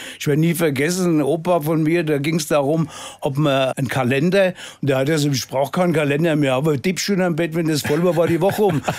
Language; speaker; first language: German; native; German